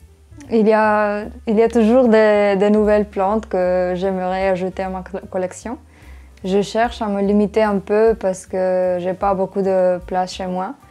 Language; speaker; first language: French; non-native, fluent; English